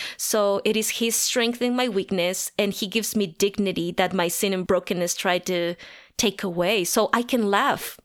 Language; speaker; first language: English; non-native, fluent; Spanish